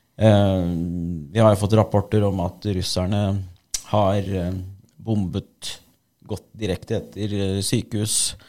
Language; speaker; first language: Norwegian; native; Norwegian